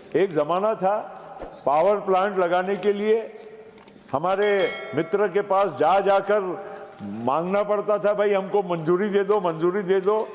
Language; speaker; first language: Hindi; non-native, local second language; Gujarati